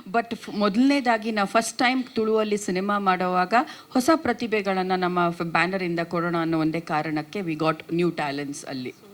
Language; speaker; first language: Kannada; non-native, local second language; Tulu